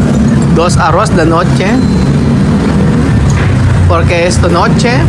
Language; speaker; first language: Spanish; non-native, learner; Filipino